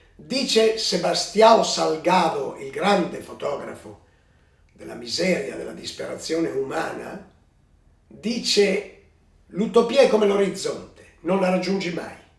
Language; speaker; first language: Italian; early bilingual, other home language; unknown